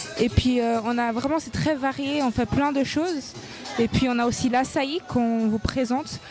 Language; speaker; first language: French; non-native, fluent; Portuguese